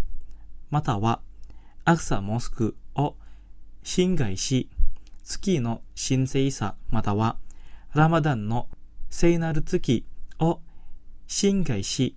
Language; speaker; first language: Japanese; non-native, fluent; Indonesian